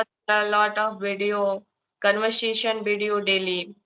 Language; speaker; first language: English; non-native, learner; Hindi